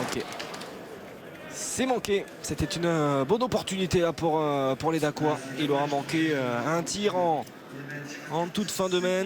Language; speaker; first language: French; native; French